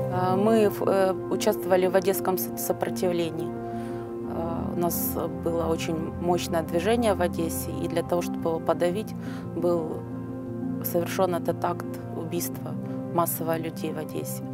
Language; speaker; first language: Russian; native; Russian